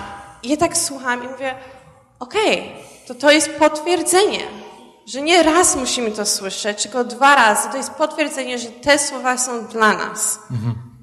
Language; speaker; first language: Polish; early bilingual, heritage; Polish